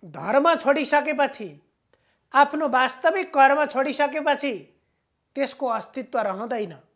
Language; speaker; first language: Nepali; native; Nepali